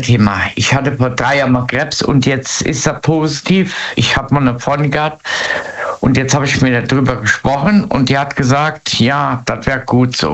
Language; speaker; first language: German; native; German